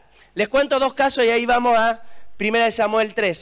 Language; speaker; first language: Spanish; native; Spanish